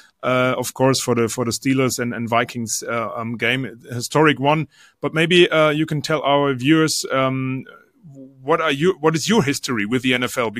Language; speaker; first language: English; non-native, fluent; German